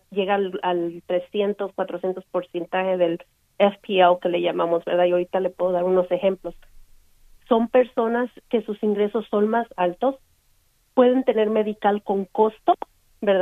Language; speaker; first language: Spanish; native; Spanish